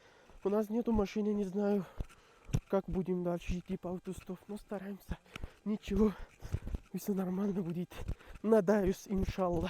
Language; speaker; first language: Russian; non-native, learner; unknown